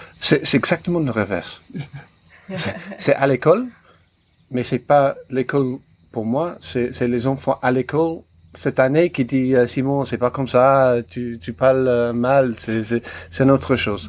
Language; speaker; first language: French; non-native, learner; English